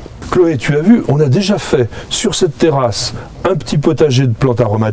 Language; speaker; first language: French; native; French